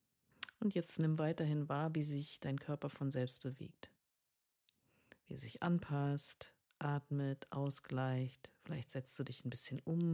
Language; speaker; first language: German; native; German